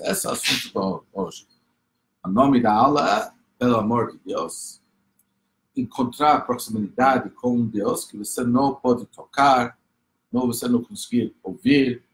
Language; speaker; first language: Portuguese; non-native, fluent; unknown